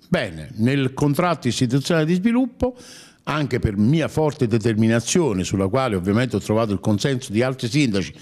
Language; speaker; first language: Italian; native; Italian